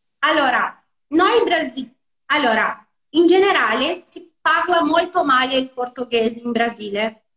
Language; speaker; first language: Italian; non-native, fluent; Portuguese